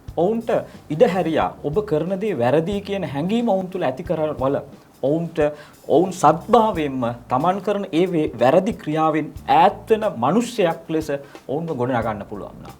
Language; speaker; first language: Sinhala; non-native, local second language; Tamil